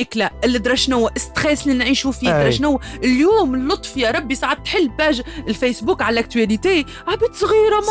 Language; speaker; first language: Arabic; native; Arabic